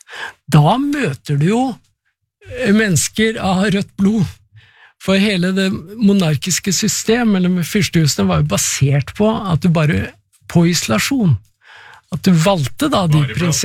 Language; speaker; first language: Norwegian; native; Norwegian